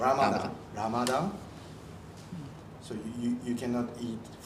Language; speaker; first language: English; non-native, learner; Japanese